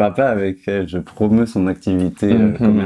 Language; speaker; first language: French; native; French